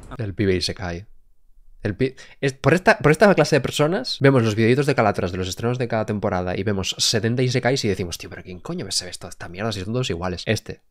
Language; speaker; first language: Spanish; native; Spanish